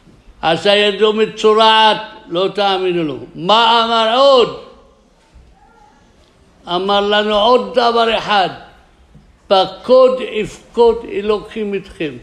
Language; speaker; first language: Hebrew; non-native, fluent; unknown